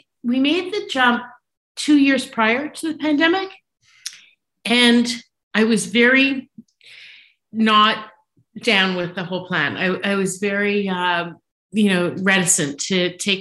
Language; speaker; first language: English; native; English